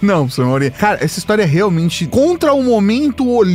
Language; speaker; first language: Portuguese; native; Portuguese